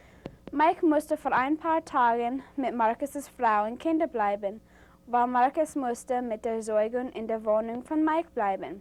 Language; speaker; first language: German; non-native, learner; English